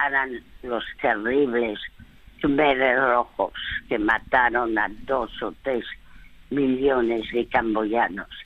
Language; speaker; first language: Spanish; early bilingual, other home language; French